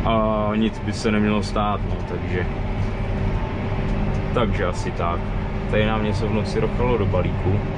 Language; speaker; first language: Czech; native; Czech